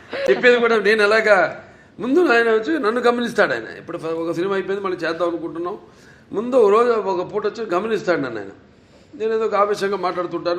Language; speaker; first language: Telugu; native; Telugu